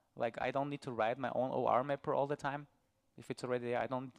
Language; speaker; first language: English; non-native, fluent; German